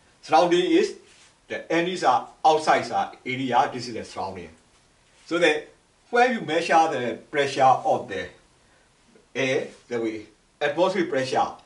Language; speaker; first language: English; non-native, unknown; Burmese